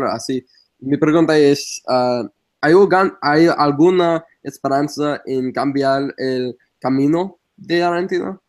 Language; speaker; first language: Spanish; non-native, fluent; English